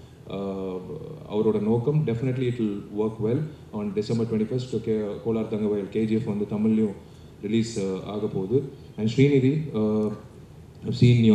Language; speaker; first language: Tamil; native; Tamil